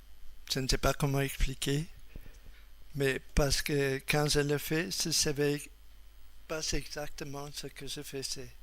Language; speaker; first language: French; non-native, fluent; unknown